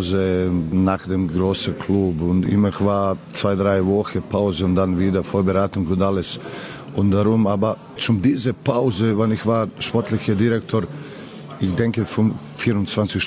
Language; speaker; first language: German; non-native, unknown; Serbian